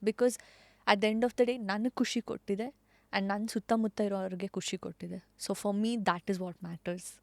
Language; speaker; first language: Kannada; non-native, local second language; Tulu